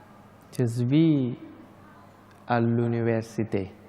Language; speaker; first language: French; non-native, learner; Thai